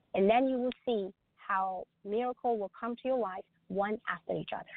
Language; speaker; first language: English; non-native, fluent; Persian